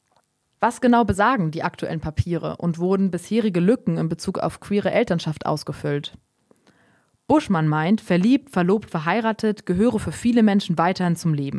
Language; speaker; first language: German; native; German